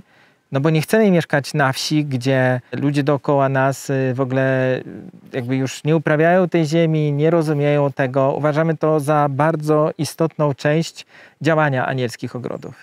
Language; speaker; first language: Polish; native; Polish